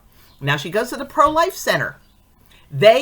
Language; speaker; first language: English; native; English